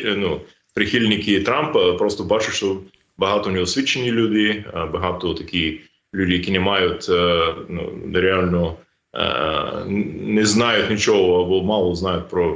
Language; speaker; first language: Ukrainian; non-native, fluent; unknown